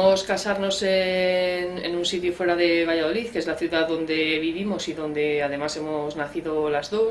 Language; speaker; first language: Spanish; native; Spanish